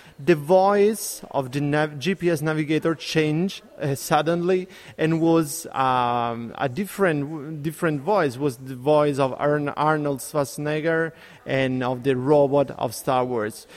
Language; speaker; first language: English; non-native, fluent; Italian